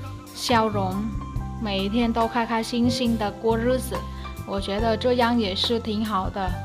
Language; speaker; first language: Chinese; non-native, fluent; Vietnamese